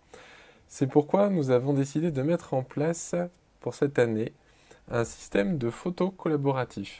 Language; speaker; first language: French; native; French